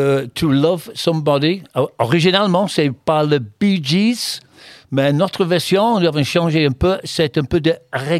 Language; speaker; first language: French; non-native, fluent; English